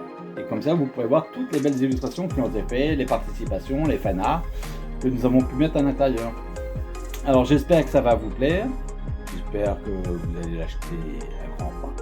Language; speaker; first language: French; native; French